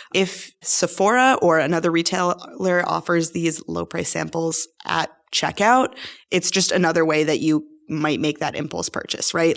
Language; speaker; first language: English; native; English